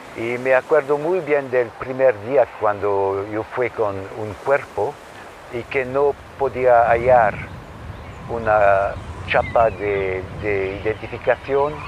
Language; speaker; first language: Spanish; non-native, fluent; English